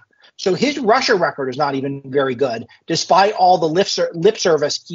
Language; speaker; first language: English; native; English